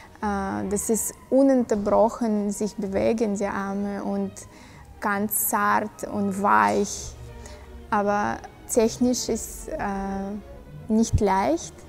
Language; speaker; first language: German; non-native, fluent; Russian